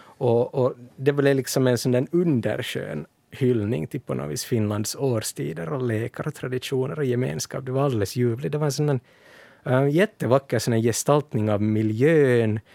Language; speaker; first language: Swedish; native; Swedish